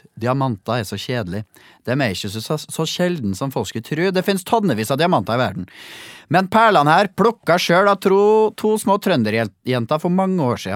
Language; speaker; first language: Norwegian; native; Norwegian